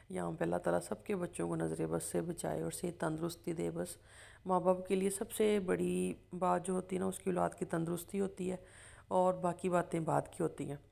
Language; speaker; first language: Urdu; non-native, local second language; Punjabi